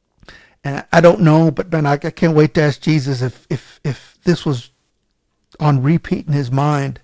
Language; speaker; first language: English; native; English